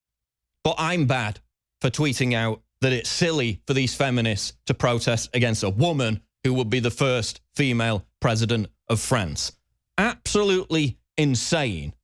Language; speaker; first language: English; native; English